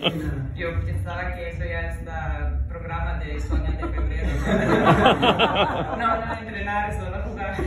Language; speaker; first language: Spanish; non-native, fluent; Serbian